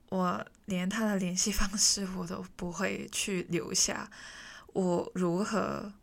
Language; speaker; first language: Chinese; non-native, local second language; Cantonese